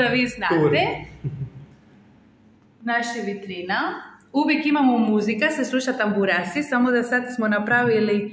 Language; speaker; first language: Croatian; non-native, learner; Spanish